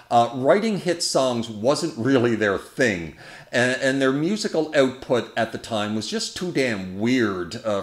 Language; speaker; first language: English; native; English